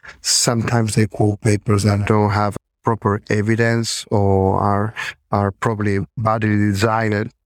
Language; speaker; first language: English; non-native, fluent; Spanish